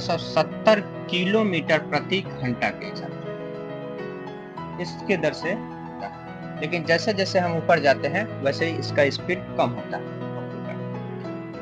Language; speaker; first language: Hindi; native; Hindi